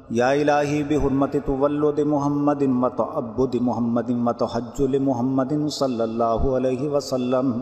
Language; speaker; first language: Arabic; non-native, learner; Urdu